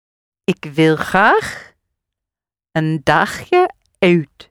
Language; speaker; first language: Dutch; non-native, learner; English